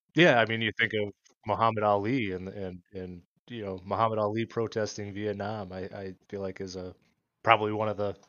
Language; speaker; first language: English; native; English